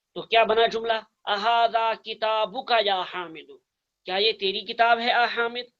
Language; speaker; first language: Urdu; non-native, local second language; Kashmiri